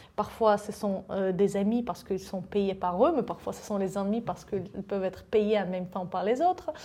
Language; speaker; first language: French; non-native, fluent; Russian